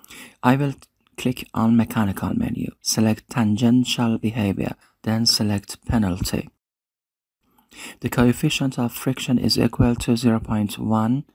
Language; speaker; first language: English; non-native, fluent; Persian